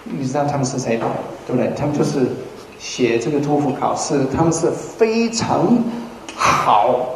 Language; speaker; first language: Chinese; non-native, fluent; English